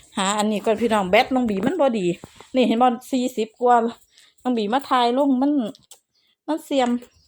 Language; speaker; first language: Thai; native; Thai